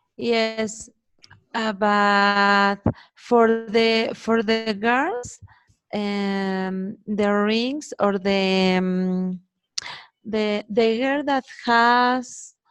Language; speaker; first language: English; non-native, learner; Spanish